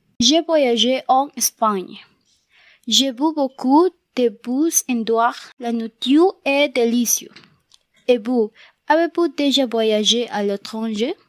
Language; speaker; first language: French; non-native, learner; Spanish